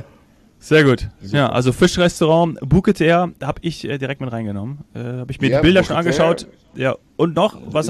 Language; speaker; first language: German; native; German